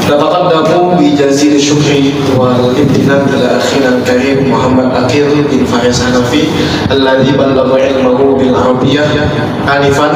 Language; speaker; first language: Arabic; non-native, fluent; Indonesian